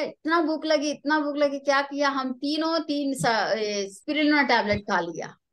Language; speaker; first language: Hindi; non-native, local second language; Telugu